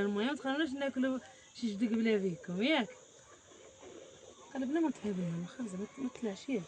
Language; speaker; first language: Arabic; native; Arabic